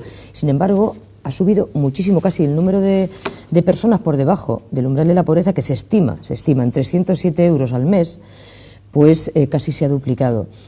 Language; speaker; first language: Spanish; native; Spanish